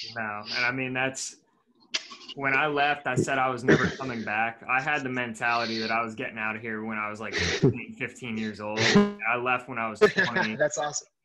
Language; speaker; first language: English; native; English